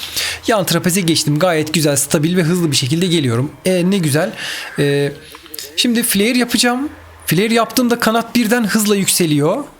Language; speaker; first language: Turkish; native; Turkish